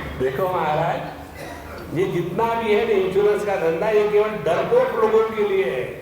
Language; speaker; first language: Hindi; non-native, local second language; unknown